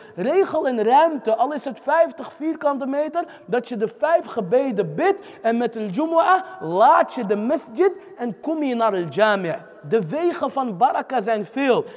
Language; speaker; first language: Dutch; early bilingual, other home language; Arabic